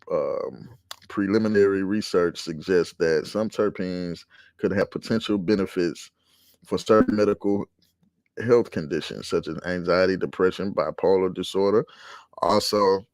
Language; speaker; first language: English; native; English